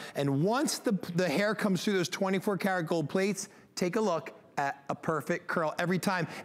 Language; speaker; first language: English; native; English